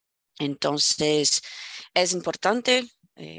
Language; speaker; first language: Spanish; non-native, fluent; Portuguese